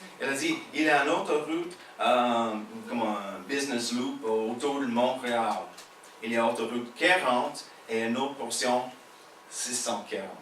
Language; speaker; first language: French; non-native, fluent; English